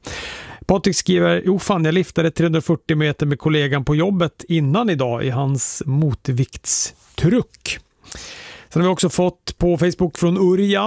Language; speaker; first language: Swedish; native; Swedish